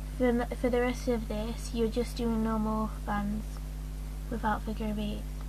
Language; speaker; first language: English; native; English